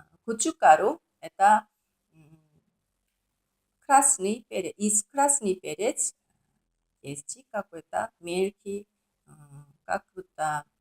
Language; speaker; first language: Russian; non-native, learner; Korean